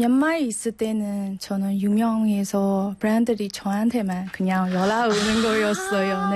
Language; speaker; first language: Korean; non-native, learner; Burmese